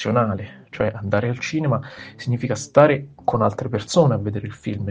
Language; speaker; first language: Italian; native; Italian